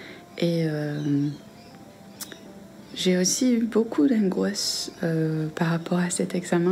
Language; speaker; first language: French; non-native, fluent; English